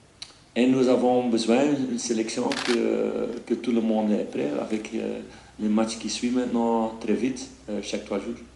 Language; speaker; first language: French; non-native, fluent; Dutch